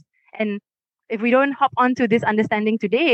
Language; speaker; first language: English; non-native, local second language; Malay